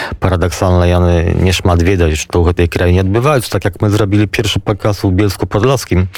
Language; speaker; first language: Polish; non-native, local second language; Belarusian